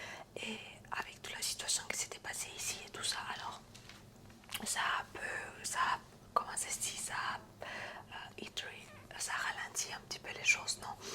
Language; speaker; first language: French; non-native, fluent; Romanian